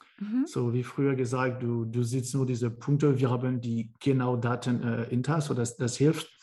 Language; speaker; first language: German; non-native, learner; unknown